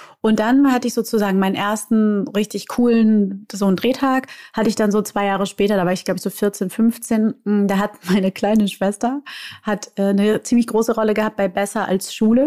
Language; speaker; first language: German; native; German